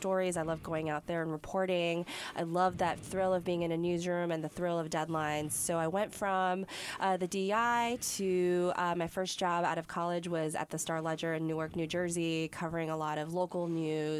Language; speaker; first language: English; native; English